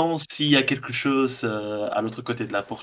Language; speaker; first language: French; non-native, fluent; Dutch